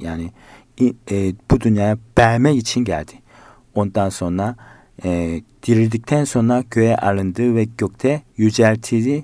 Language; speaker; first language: Turkish; non-native, learner; Korean